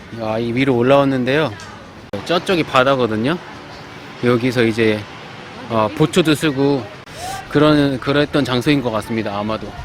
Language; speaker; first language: Korean; native; Korean